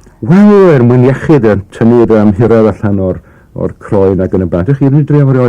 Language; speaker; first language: Welsh; native; Welsh